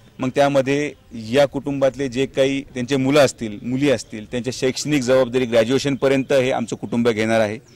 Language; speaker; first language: Marathi; native; Marathi